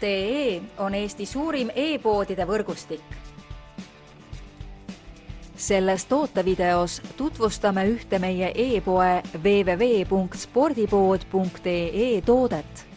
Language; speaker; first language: Estonian; native; Estonian